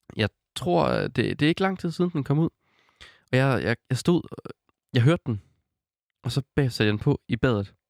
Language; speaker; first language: Danish; native; Danish